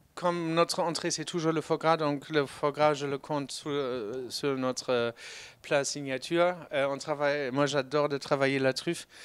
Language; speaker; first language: French; non-native, fluent; German